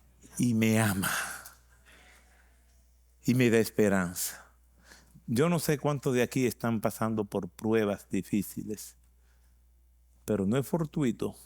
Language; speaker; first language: Spanish; native; Spanish